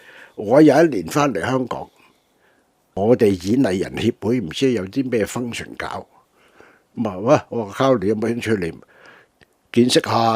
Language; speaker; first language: Cantonese; native; Cantonese